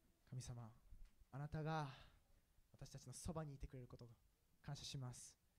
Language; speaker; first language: Japanese; native; Japanese